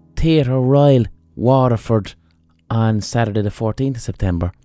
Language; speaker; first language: English; native; English